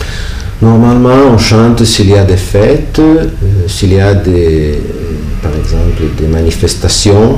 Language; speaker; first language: French; non-native, local second language; Italian